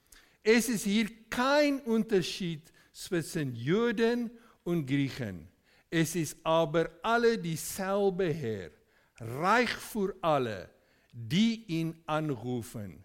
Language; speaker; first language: German; non-native, fluent; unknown